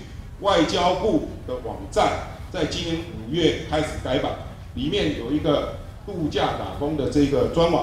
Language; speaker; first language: Chinese; native; Chinese